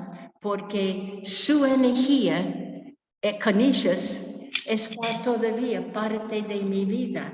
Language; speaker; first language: Spanish; non-native, fluent; English